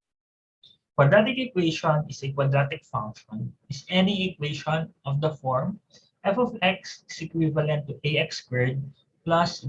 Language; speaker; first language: English; non-native, local second language; Filipino